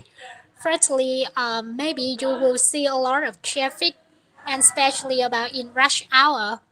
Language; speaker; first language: English; non-native, learner; Vietnamese